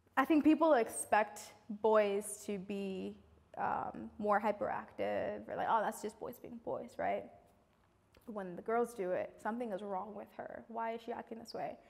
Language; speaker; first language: English; native; English